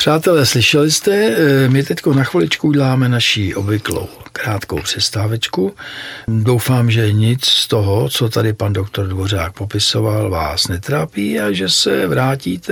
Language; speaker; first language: Czech; native; Czech